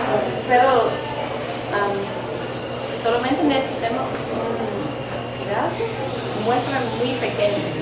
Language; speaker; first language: Spanish; non-native, learner; English